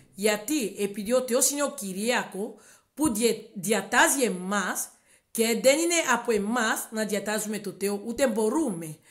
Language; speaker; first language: Greek; non-native, learner; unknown